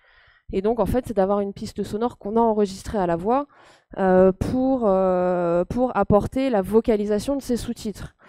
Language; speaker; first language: French; native; French